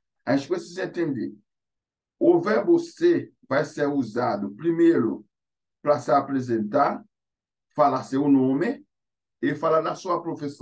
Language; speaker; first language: Portuguese; non-native, fluent; Haitian Creole